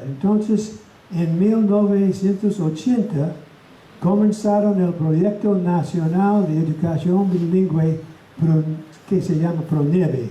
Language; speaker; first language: Spanish; non-native, fluent; English